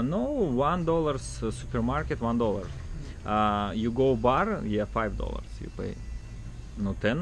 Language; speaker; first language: English; non-native, learner; Russian